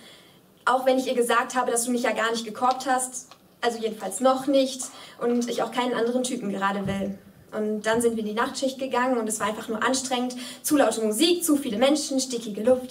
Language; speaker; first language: German; native; German